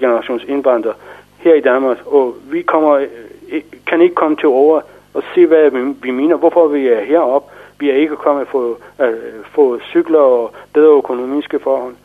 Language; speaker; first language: Danish; non-native, fluent; Persian